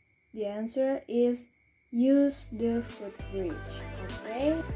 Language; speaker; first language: English; non-native, fluent; Indonesian